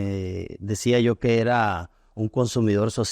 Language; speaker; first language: Spanish; native; Spanish